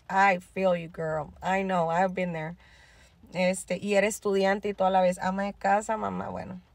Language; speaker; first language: Spanish; native; Spanish